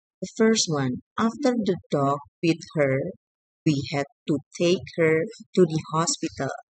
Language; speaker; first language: English; non-native, fluent; Indonesian